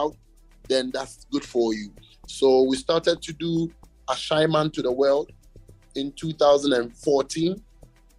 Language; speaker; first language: English; non-native, local second language; Ewe